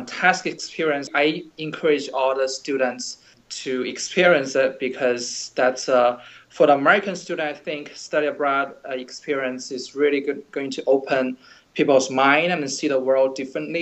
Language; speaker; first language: English; non-native, fluent; Chinese